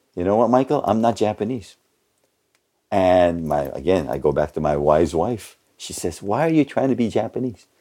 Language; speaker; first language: English; early bilingual, other home language; Japanese